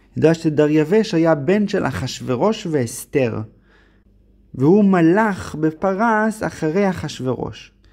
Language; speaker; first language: Hebrew; native; Hebrew